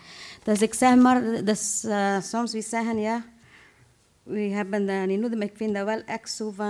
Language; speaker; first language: Dutch; non-native, fluent; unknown